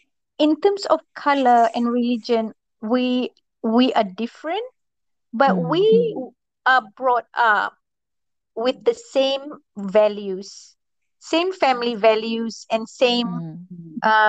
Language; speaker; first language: English; non-native, local second language; Malay